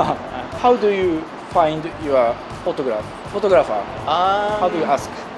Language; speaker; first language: English; non-native, learner; Japanese